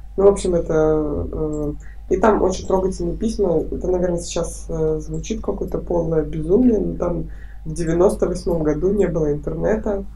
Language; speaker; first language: Russian; native; Russian